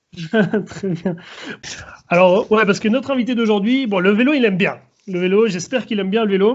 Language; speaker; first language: French; native; French